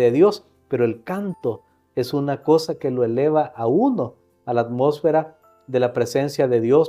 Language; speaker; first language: Spanish; native; Spanish